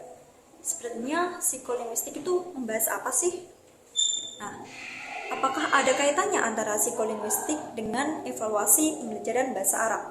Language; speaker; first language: Indonesian; native; Indonesian